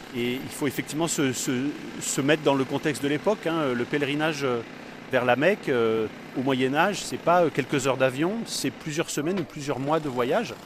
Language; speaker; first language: French; native; French